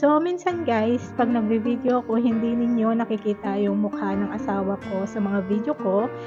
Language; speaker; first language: Filipino; native; Filipino